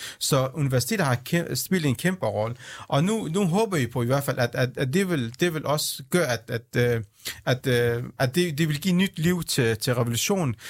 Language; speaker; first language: Danish; early bilingual, other home language; Central Kurdish